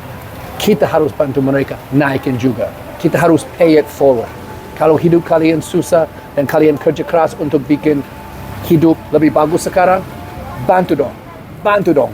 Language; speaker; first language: Indonesian; non-native, learner; English